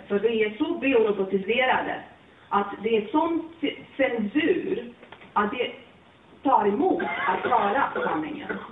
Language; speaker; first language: Swedish; non-native, fluent; Latvian